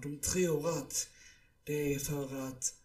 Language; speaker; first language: Swedish; early bilingual, other home language; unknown